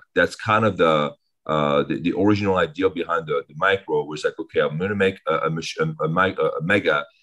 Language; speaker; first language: English; early bilingual, other home language; French